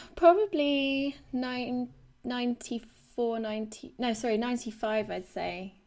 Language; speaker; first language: English; native; English